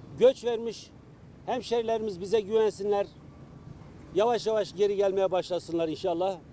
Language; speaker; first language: Turkish; native; Turkish